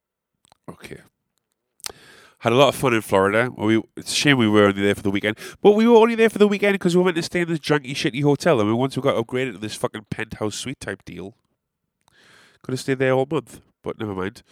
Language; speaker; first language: English; native; English